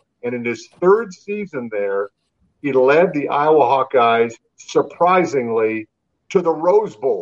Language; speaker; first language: English; native; English